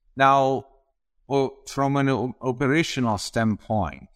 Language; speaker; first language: English; non-native, fluent; Italian